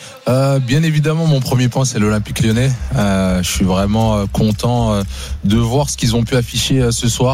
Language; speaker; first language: French; native; French